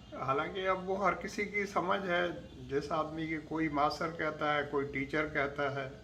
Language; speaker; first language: Urdu; non-native, local second language; Sindhi